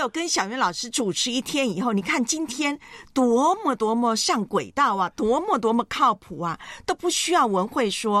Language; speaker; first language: Chinese; native; Chinese